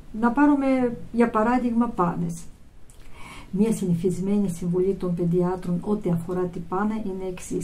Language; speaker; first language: Greek; non-native, fluent; Russian